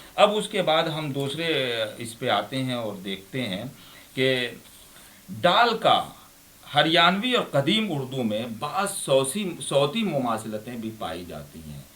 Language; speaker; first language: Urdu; native; Urdu